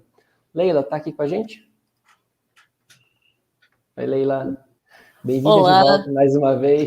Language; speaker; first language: Portuguese; native; Portuguese